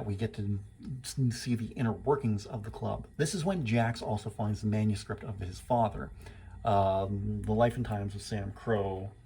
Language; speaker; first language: English; native; English